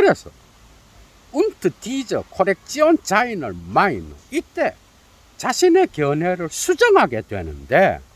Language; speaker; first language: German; non-native, fluent; Korean